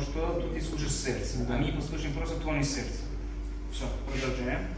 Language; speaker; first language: Russian; non-native, fluent; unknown